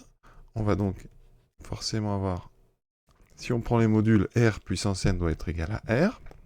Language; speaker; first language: French; native; French